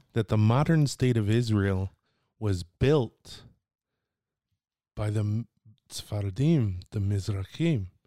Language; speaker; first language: English; native; English